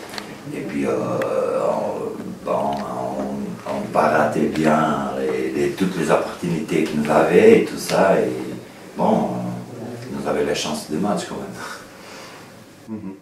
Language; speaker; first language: French; non-native, learner; Portuguese